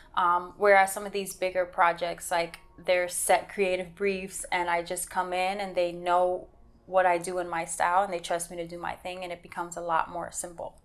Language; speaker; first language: English; native; English